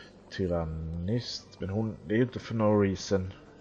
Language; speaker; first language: Swedish; native; Swedish